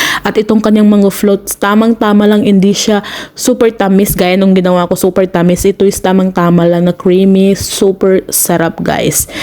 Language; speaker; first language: Filipino; native; Filipino